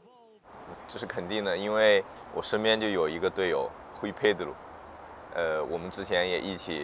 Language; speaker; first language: Portuguese; non-native, learner; Chinese